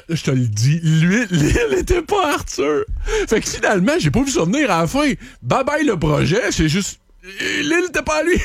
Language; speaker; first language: French; native; French